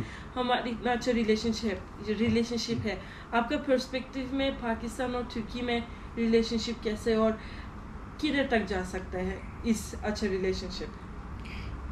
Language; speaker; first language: Hindi; non-native, learner; Turkish